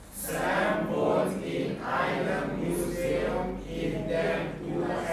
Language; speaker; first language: German; non-native, learner; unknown